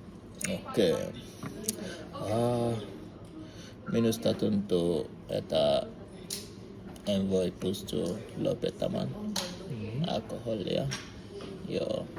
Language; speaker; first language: Finnish; non-native, learner; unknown